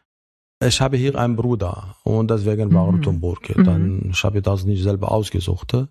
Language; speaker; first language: German; non-native, fluent; Arabic